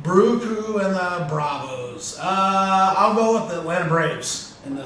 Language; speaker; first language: English; native; English